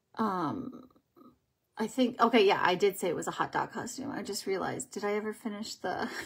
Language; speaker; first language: English; native; English